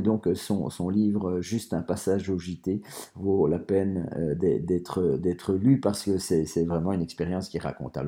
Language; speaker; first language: French; native; French